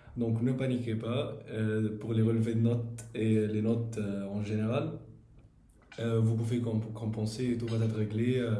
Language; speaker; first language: French; non-native, fluent; Arabic